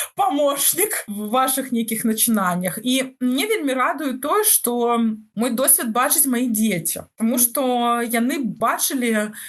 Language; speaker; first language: Russian; non-native, local second language; Belarusian